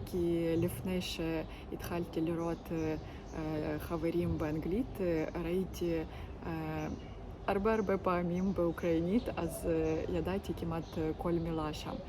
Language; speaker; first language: Hebrew; non-native, learner; Ukrainian